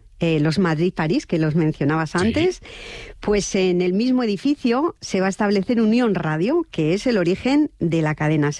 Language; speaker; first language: Spanish; native; Spanish